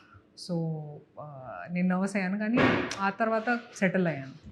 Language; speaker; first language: Telugu; non-native, fluent; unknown